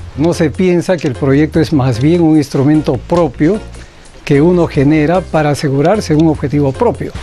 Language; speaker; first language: Spanish; native; Spanish